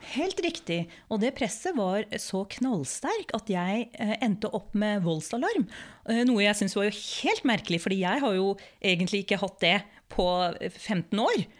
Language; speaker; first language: Norwegian; early bilingual, other home language; Urdu